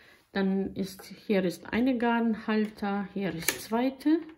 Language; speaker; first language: German; non-native, learner; Croatian